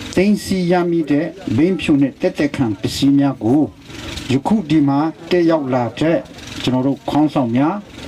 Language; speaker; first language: Burmese; non-native, local second language; Hakha Chin